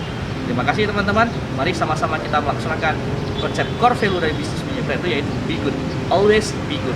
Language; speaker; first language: Indonesian; native; Indonesian